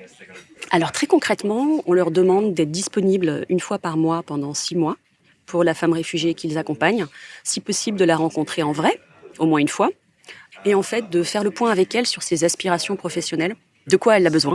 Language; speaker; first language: French; native; French